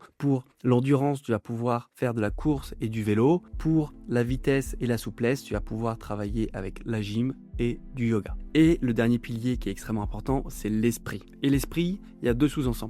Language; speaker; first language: French; native; French